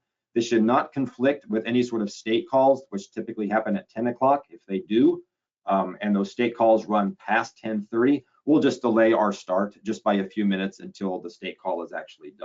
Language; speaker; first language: English; native; English